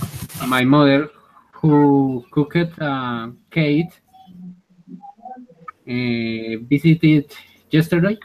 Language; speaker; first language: English; non-native, learner; Spanish